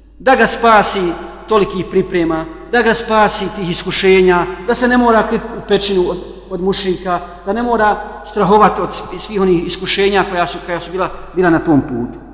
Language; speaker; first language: Bosnian; native; Bosnian